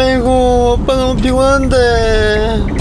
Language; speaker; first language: Korean; native; Korean